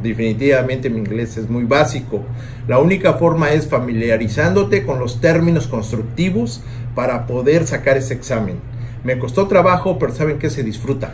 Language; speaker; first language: Spanish; native; Spanish